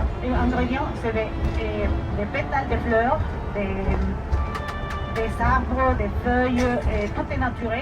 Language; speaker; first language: French; non-native, fluent; Spanish